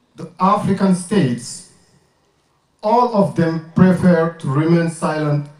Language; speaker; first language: English; non-native, learner; French